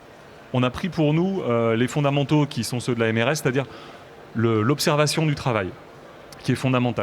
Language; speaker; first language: French; native; French